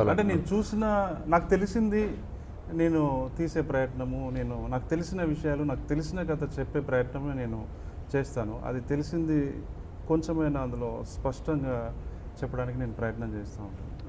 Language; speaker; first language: Telugu; native; Telugu